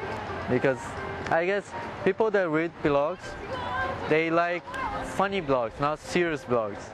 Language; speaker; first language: English; non-native, fluent; Portuguese